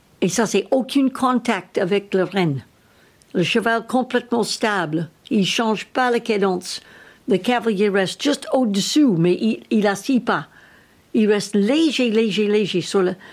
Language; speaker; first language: French; non-native, learner; English